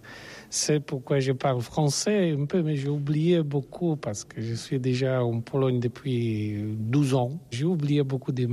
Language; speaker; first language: French; non-native, learner; Polish